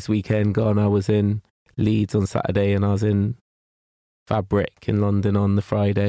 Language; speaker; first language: English; native; English